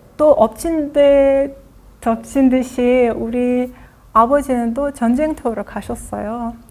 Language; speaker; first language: Korean; non-native, fluent; Azerbaijani